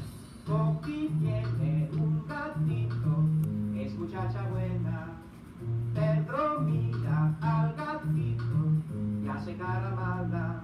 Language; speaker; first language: Spanish; non-native, learner; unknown